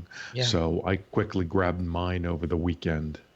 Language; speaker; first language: English; native; English